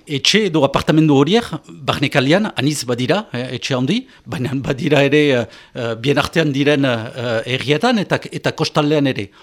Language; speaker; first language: Basque; native; Basque